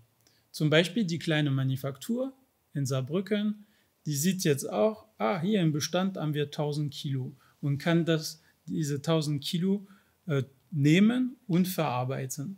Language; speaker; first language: German; non-native, fluent; French